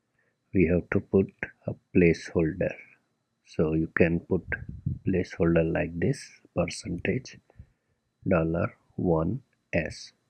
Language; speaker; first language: English; non-native, local second language; Gujarati